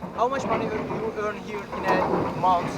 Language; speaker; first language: English; non-native, learner; Turkish